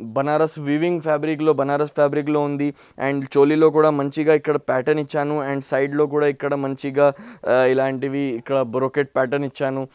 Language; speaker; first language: Telugu; non-native, local second language; Hindi